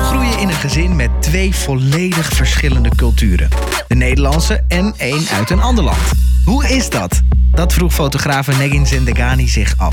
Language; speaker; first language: Dutch; native; Dutch